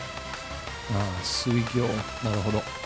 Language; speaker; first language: Japanese; non-native, learner; English